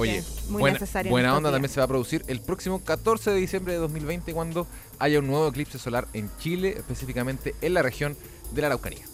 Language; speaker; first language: Spanish; native; Spanish